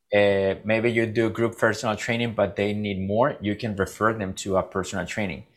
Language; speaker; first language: English; non-native, fluent; Spanish